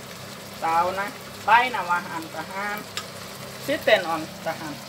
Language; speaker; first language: Finnish; non-native, learner; Thai